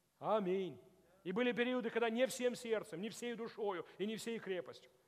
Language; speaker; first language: Russian; non-native, local second language; Ukrainian